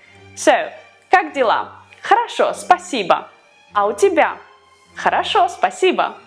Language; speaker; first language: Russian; non-native, fluent; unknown